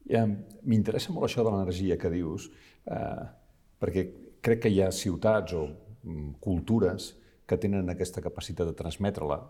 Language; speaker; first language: Catalan; native; Catalan